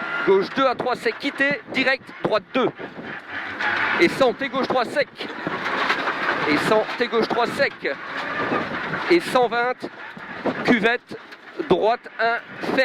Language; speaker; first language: French; native; French